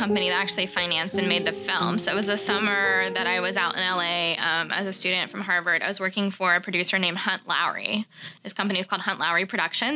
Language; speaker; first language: English; native; English